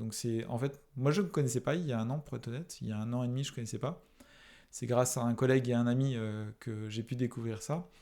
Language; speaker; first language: French; native; French